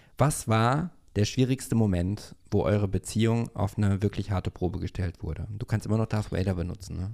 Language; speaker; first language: German; native; German